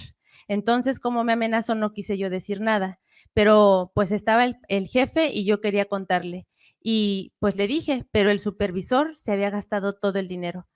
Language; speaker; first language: Spanish; native; Spanish